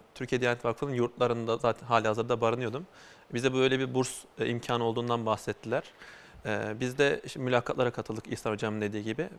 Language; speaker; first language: Turkish; native; Turkish